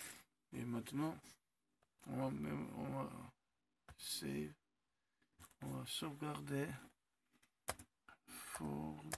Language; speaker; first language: French; non-native, learner; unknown